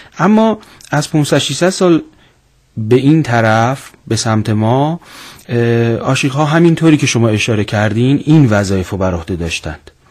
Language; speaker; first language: Persian; non-native, local second language; Azerbaijani